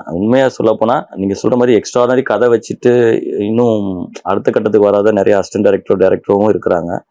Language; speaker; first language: Tamil; native; Tamil